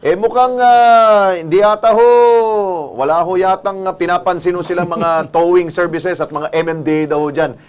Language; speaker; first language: Filipino; native; Filipino